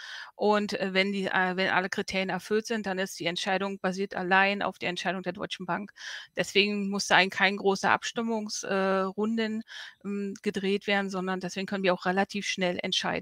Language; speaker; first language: German; native; German